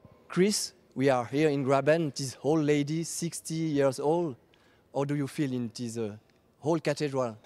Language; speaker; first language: English; non-native, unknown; French